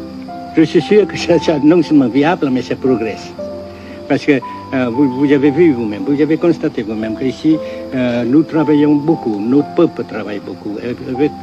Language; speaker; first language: French; non-native, local second language; Vietnamese